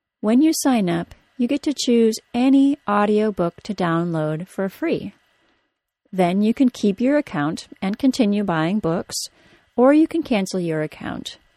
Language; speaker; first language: English; native; English